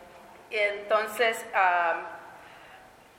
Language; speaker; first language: Spanish; early bilingual, heritage; Spanish